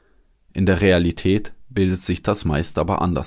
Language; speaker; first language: German; native; German